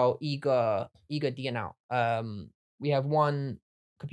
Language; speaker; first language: Chinese; non-native, learner; English